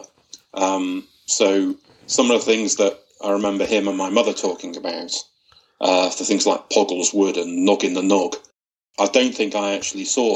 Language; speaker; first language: English; native; English